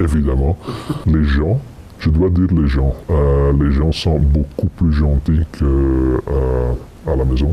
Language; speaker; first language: French; non-native, fluent; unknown